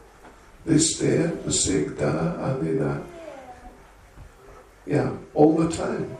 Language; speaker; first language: Russian; non-native, learner; English